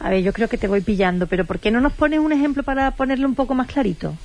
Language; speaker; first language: Spanish; native; Spanish